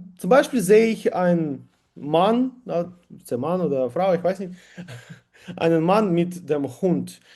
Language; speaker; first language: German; non-native, learner; Ukrainian